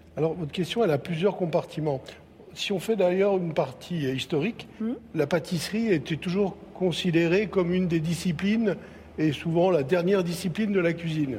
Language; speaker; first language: French; native; French